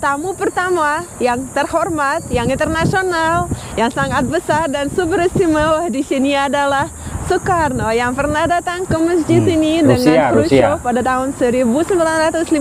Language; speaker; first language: Indonesian; non-native, fluent; Russian